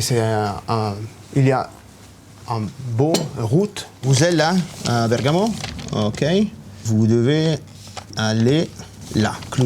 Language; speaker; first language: French; non-native, learner; Italian